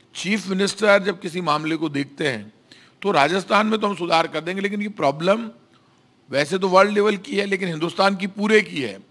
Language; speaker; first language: Hindi; native; Hindi